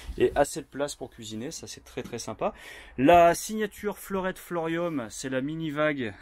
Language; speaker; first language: French; native; French